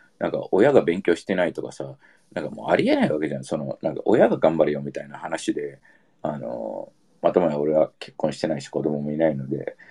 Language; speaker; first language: Japanese; early bilingual, heritage; Japanese